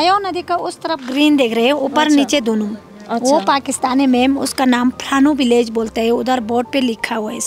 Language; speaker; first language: Hindi; non-native, local second language; Balti